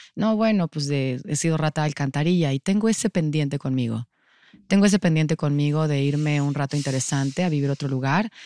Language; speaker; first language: Spanish; native; Spanish